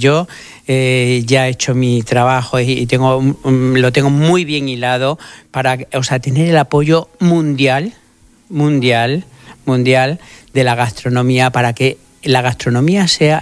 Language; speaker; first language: Spanish; native; Spanish